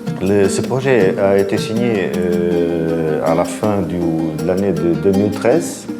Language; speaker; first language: French; non-native, fluent; Portuguese